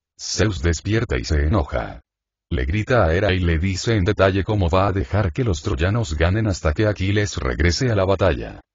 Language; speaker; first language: Spanish; native; Spanish